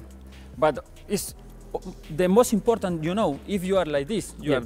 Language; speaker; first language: English; non-native, learner; Spanish